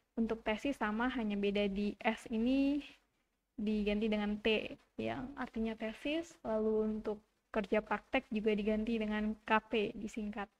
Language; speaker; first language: Indonesian; native; Indonesian